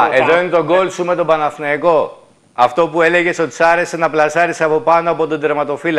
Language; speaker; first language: Greek; native; Greek